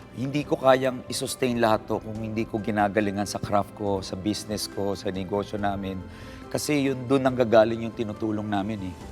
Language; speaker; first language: Filipino; native; Filipino